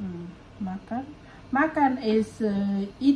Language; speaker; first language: English; non-native, fluent; Indonesian